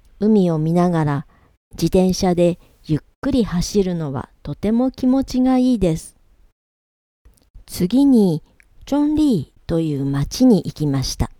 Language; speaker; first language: Japanese; native; Japanese